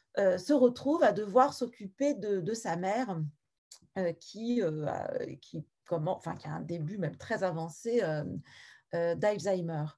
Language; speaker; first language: French; native; French